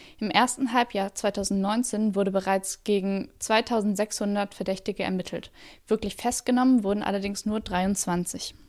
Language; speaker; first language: German; native; German